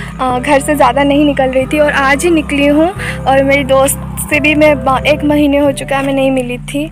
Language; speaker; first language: Hindi; native; Hindi